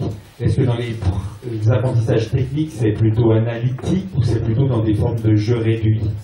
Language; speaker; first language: French; native; French